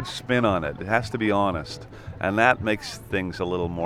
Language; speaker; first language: English; native; English